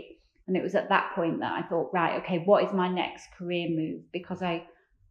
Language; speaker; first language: English; native; English